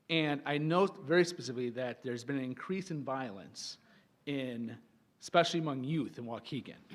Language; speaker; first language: English; native; English